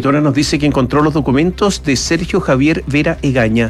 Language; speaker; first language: Spanish; native; Spanish